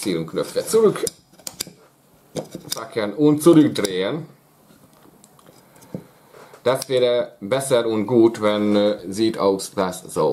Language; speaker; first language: German; non-native, learner; Hungarian